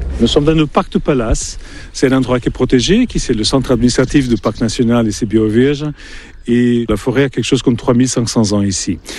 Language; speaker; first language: French; non-native, fluent; Portuguese